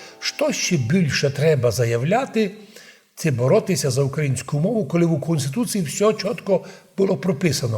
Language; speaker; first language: Ukrainian; non-native, local second language; Rusyn